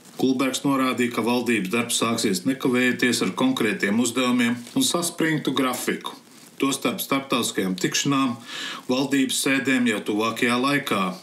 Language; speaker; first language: Latvian; early bilingual, heritage; Latvian